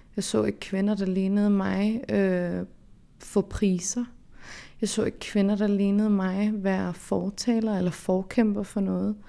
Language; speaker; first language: Danish; early bilingual, other home language; Central Kurdish